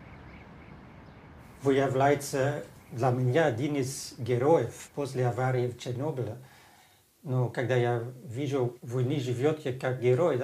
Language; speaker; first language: Russian; non-native, learner; Dutch